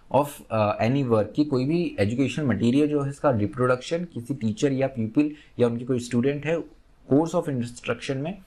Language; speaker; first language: Hindi; native; Hindi